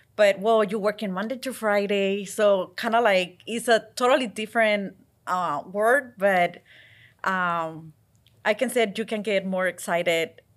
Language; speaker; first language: English; non-native, fluent; Spanish